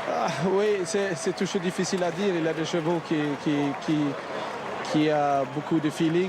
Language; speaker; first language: French; non-native, learner; Swedish